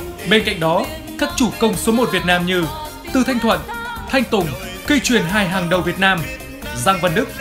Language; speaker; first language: Vietnamese; native; Vietnamese